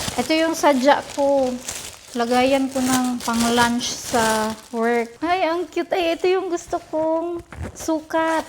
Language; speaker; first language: Filipino; non-native, local second language; Cebuano